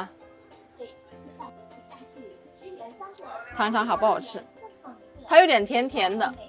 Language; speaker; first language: Chinese; non-native, fluent; Indonesian